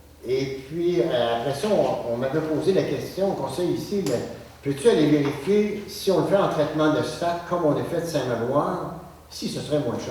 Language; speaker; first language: French; native; French